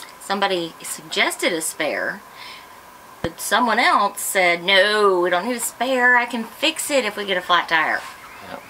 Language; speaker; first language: English; native; English